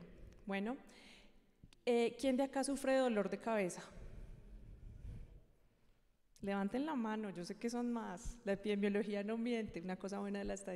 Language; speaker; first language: Spanish; native; Spanish